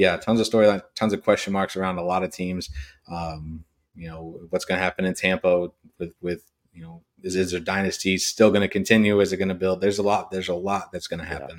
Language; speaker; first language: English; native; English